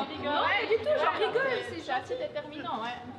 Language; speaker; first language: French; native; French